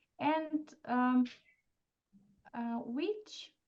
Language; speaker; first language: English; non-native, fluent; Russian